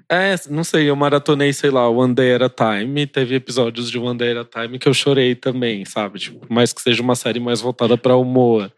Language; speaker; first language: Portuguese; native; Portuguese